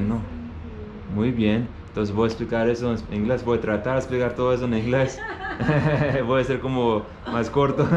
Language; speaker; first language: Spanish; non-native, learner; English